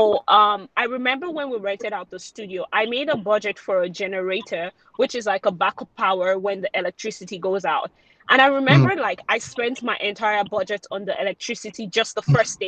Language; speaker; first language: English; non-native, local second language; Yoruba